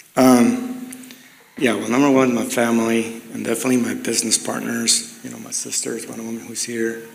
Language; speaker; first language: English; early bilingual, other home language; Spanish